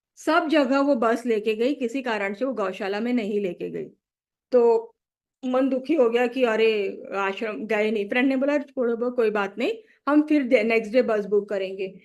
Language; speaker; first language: Hindi; non-native, local second language; Marathi